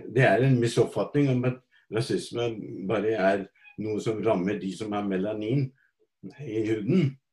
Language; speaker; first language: Norwegian; non-native, fluent; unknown